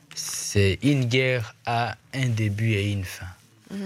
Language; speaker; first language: French; non-native, local second language; Swahili